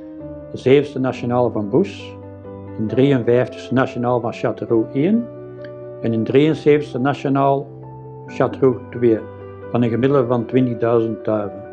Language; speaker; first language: Dutch; native; Dutch